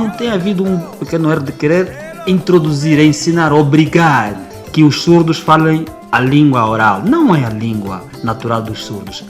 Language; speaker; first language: Portuguese; native; Portuguese